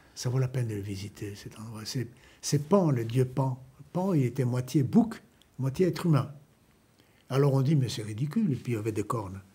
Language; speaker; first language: French; non-native, fluent; Greek